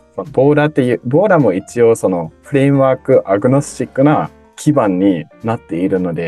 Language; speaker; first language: Japanese; native; Japanese